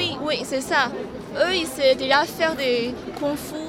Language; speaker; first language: French; non-native, learner; Chinese